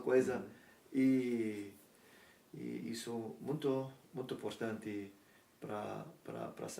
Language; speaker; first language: Portuguese; non-native, learner; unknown